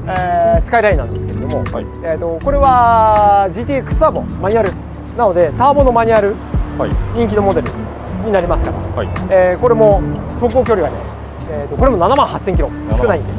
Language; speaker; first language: Japanese; native; Japanese